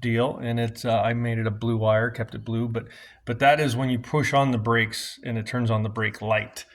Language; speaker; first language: English; native; English